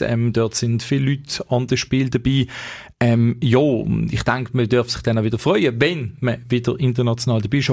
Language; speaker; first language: German; native; German